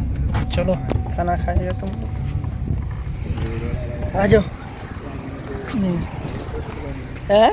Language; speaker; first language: Hindi; non-native, learner; Bangla